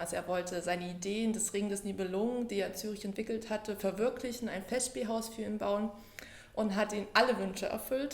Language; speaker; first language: German; native; German